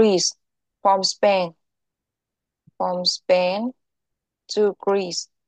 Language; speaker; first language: English; non-native, local second language; Vietnamese